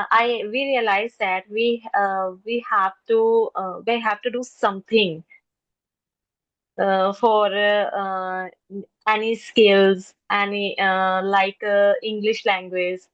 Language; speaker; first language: English; non-native, learner; Hindi